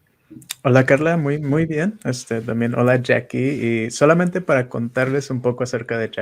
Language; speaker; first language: Spanish; native; Spanish